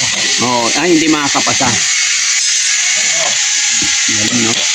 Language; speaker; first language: Filipino; native; Filipino